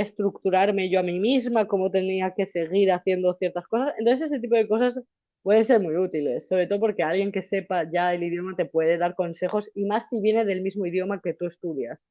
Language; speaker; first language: Spanish; native; Spanish